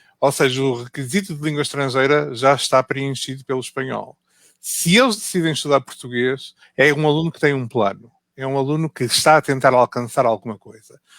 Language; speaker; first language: Portuguese; native; Portuguese